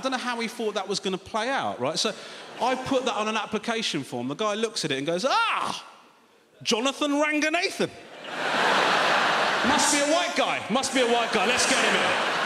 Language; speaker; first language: English; native; English